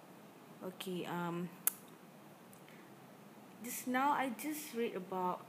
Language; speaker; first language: English; non-native, learner; Malay